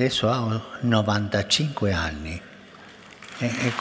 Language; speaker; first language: Italian; non-native, fluent; Spanish